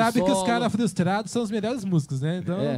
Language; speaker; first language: Portuguese; native; Portuguese